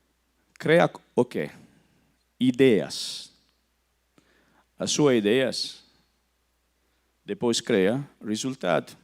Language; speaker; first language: Portuguese; non-native, fluent; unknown